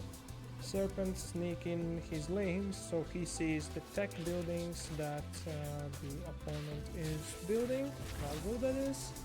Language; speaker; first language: English; non-native, fluent; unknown